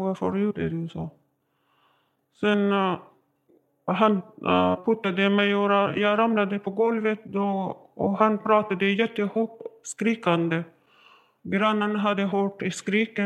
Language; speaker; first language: Swedish; non-native, learner; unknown